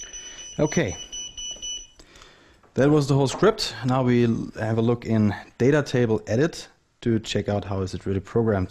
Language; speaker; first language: English; non-native, fluent; German